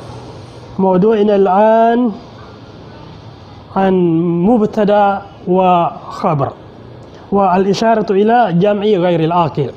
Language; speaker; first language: Arabic; non-native, fluent; Filipino